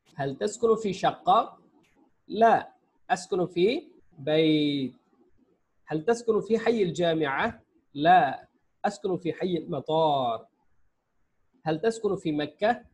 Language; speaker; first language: Arabic; non-native, fluent; Bangla